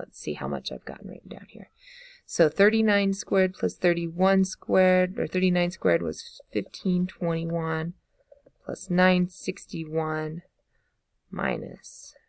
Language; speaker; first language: English; native; English